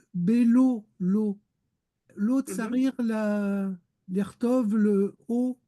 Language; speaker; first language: Hebrew; non-native, learner; French